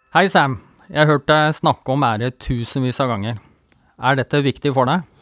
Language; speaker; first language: Norwegian; native; Norwegian